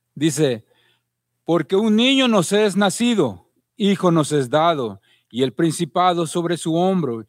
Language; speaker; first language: Spanish; early bilingual, heritage; Spanish